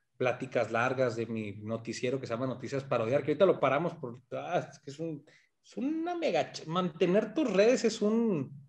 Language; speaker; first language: Spanish; native; Spanish